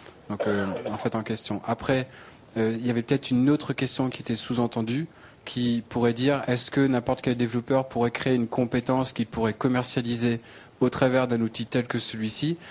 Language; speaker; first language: French; native; French